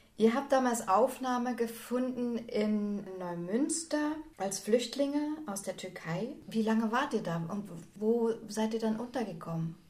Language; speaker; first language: German; native; German